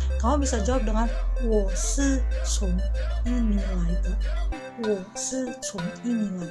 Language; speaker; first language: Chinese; non-native, fluent; Indonesian